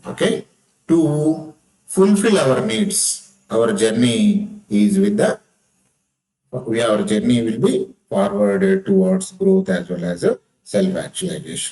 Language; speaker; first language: English; non-native, local second language; Telugu